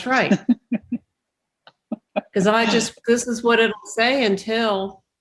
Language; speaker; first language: English; native; English